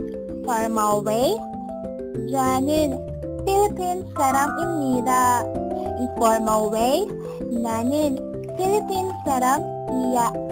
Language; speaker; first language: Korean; non-native, learner; Filipino